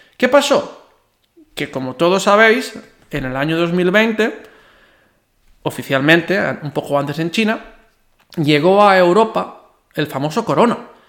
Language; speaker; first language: Spanish; non-native, local second language; Catalan